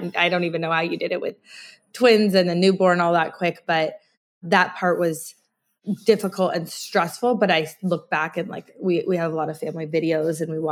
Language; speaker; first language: English; native; English